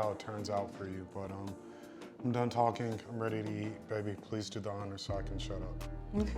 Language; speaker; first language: English; native; English